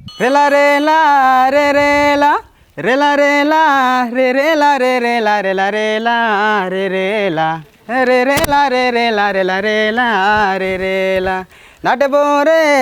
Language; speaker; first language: Telugu; non-native, local second language; Gondi